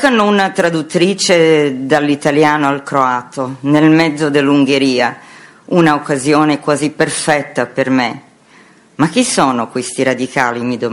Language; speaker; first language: Italian; non-native, fluent; Croatian